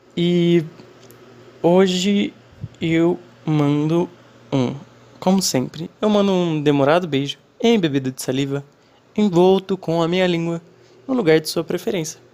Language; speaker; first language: Portuguese; non-native, fluent; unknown